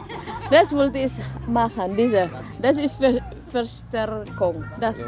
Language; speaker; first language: German; non-native, learner; Cebuano